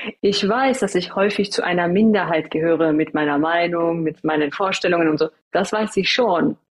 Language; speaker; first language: German; early bilingual, other home language; Persian